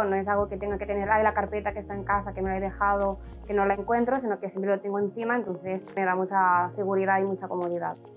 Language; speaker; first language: Spanish; native; Spanish